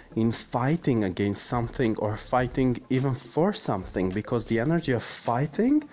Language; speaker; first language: English; non-native, fluent; Armenian